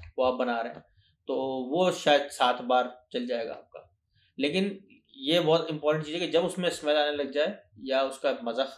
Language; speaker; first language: Urdu; native; Urdu